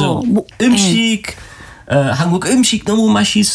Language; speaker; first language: Korean; non-native, learner; German